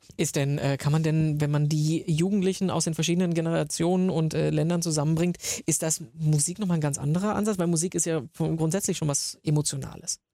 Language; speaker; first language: German; native; German